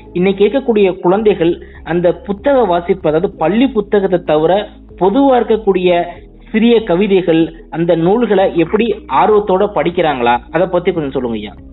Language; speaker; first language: Tamil; native; Tamil